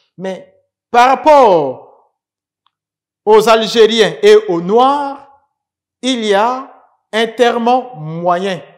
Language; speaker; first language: French; native; French